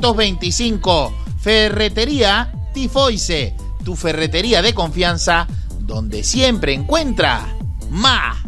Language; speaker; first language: Spanish; native; Spanish